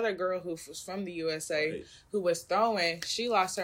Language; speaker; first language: English; native; English